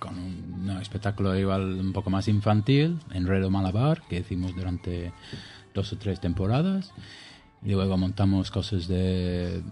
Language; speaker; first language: Spanish; non-native, fluent; English